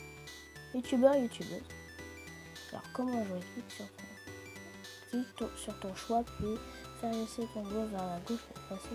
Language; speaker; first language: French; native; French